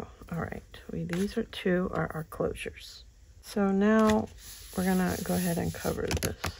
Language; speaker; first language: English; native; English